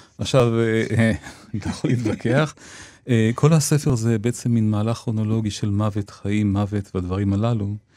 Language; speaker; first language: Hebrew; native; Hebrew